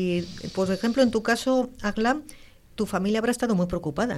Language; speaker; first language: Spanish; native; Spanish